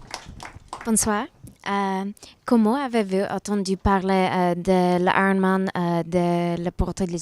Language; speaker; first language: French; non-native, learner; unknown